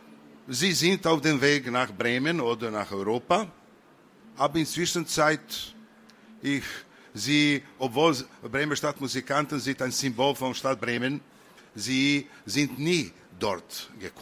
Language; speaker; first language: German; non-native, learner; Serbian